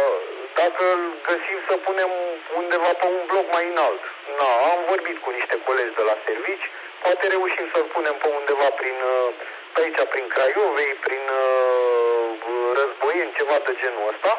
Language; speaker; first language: Romanian; native; Romanian